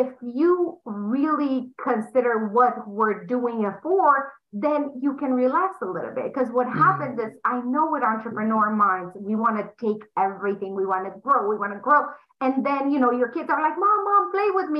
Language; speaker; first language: English; non-native, fluent; Romanian